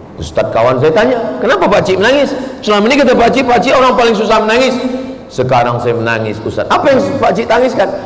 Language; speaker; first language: Malay; native; Malay